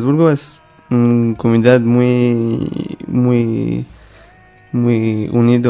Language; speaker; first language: Spanish; non-native, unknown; French